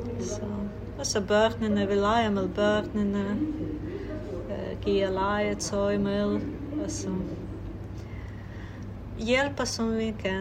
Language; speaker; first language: Danish; non-native, fluent; Ukrainian